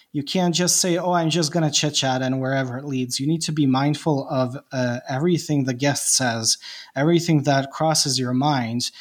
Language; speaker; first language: English; non-native, fluent; Bosnian